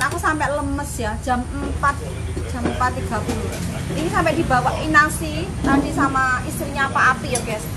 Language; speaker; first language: Indonesian; non-native, local second language; Javanese